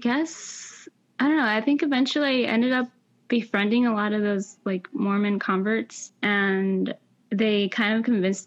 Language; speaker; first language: English; early bilingual, other home language; Spanish